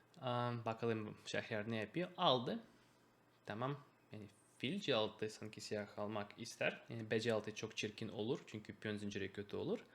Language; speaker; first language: Turkish; non-native, fluent; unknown